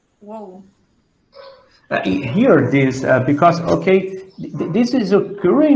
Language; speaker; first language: English; non-native, fluent; Portuguese